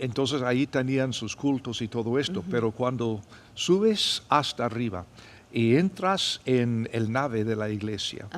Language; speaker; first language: Spanish; non-native, fluent; English